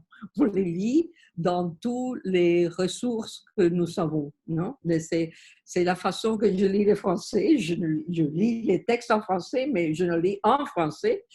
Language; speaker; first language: French; non-native, learner; Spanish